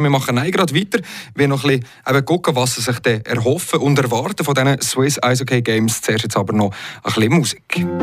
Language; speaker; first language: German; native; German